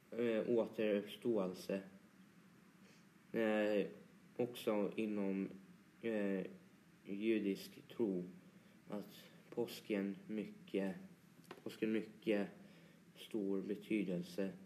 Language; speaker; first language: Swedish; early bilingual, other home language; Polish